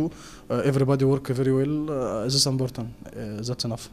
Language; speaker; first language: English; non-native, learner; Arabic